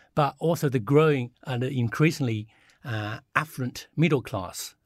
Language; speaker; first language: English; early bilingual, other home language; Chinese